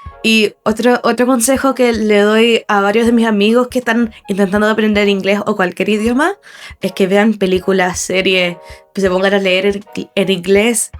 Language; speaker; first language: Spanish; non-native, fluent; English